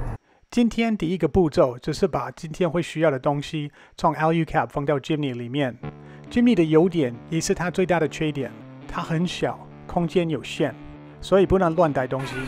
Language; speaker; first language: Chinese; non-native, fluent; English